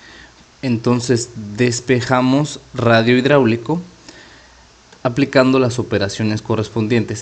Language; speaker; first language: Spanish; native; Spanish